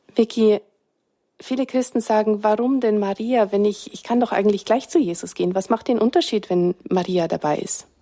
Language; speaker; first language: German; native; German